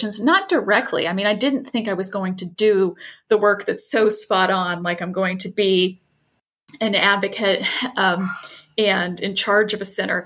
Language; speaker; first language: English; native; English